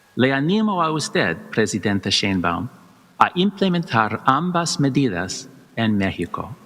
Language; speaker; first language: Spanish; non-native, learner; English